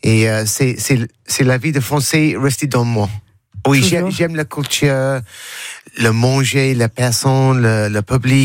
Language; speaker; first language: French; non-native, learner; English